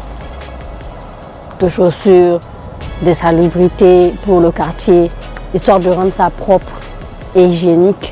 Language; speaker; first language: French; non-native, local second language; Fula